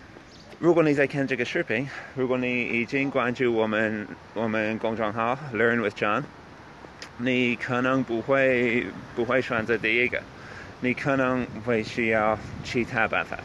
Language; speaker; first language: Chinese; non-native, fluent; English